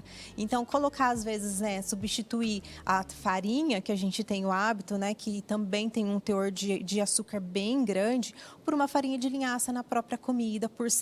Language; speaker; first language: Portuguese; native; Portuguese